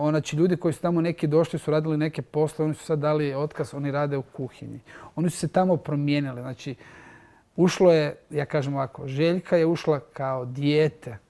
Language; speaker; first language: Croatian; native; Croatian